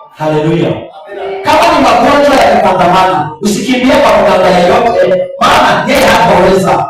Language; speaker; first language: Swahili; non-native, local second language; Rundi